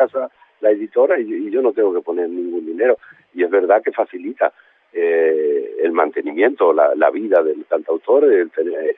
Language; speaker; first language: Spanish; native; Spanish